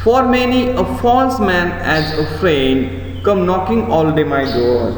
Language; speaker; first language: English; non-native, local second language; Marathi